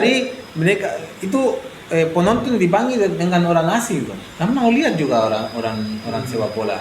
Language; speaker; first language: Indonesian; non-native, fluent; Spanish